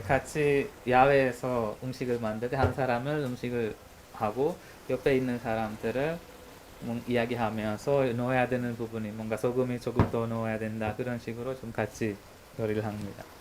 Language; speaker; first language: Korean; non-native, learner; Hungarian